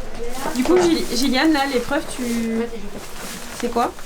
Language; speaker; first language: French; native; French